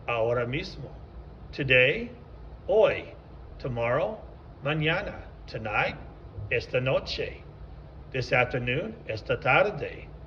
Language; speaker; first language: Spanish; non-native, fluent; English